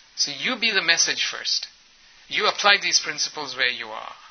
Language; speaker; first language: English; early bilingual, other home language; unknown